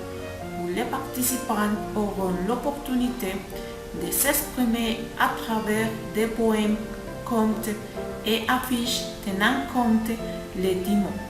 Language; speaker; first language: French; non-native, learner; Spanish